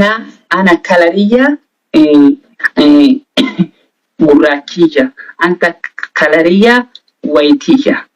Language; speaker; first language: Arabic; non-native, learner; Oromo